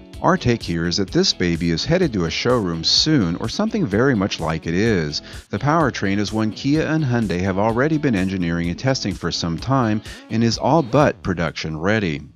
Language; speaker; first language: English; native; English